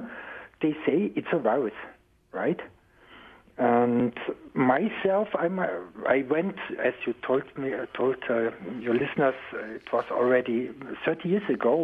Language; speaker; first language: English; non-native, fluent; German